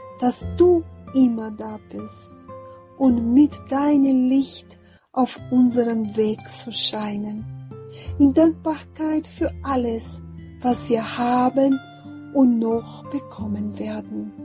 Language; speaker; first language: German; non-native, fluent; Portuguese